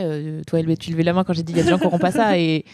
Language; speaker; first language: French; native; French